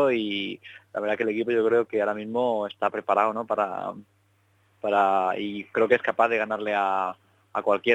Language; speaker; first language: Spanish; native; Spanish